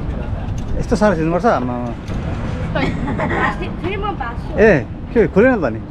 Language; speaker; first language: Nepali; native; Nepali